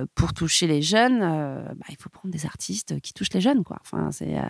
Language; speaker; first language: French; native; French